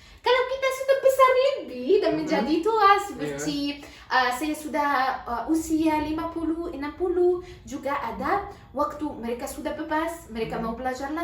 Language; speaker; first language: Indonesian; non-native, learner; Arabic